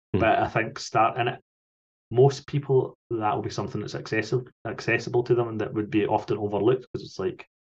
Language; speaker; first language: English; native; English